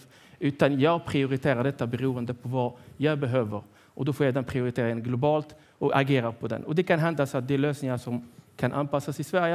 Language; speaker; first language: Swedish; non-native, fluent; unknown